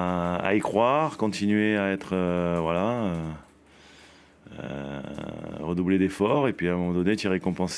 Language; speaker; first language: French; native; French